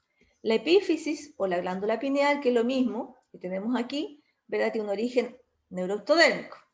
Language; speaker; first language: Spanish; native; Spanish